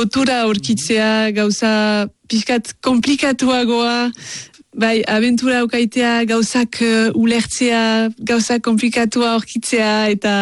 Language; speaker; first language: Basque; non-native, local second language; French